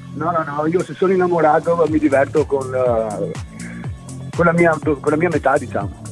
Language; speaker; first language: Italian; native; Italian